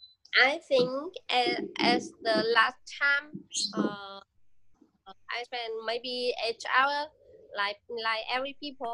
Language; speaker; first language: English; non-native, learner; Vietnamese